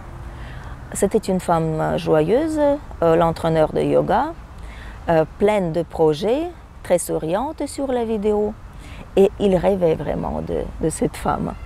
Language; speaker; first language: French; non-native, fluent; Russian